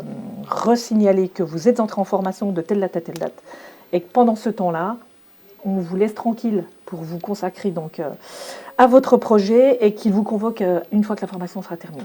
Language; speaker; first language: French; native; French